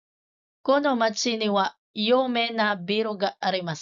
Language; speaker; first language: Japanese; non-native, fluent; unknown